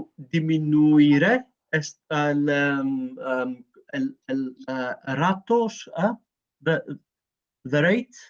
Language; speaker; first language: Spanish; non-native, learner; Greek